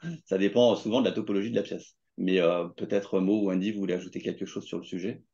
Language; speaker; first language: French; native; French